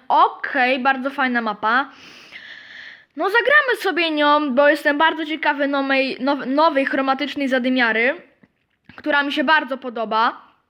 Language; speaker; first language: Polish; native; Polish